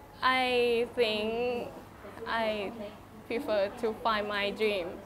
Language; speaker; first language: English; non-native, learner; Thai